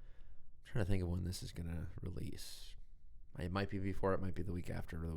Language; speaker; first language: English; native; English